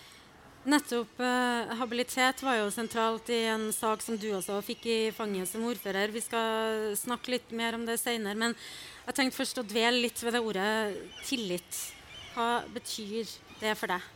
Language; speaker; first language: Norwegian; native; Norwegian